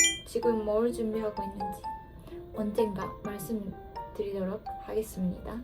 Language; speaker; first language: Korean; non-native, fluent; Japanese